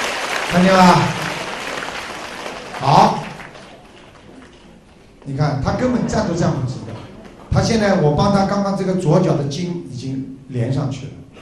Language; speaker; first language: Chinese; native; Chinese